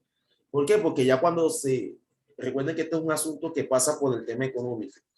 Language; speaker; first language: Spanish; native; Spanish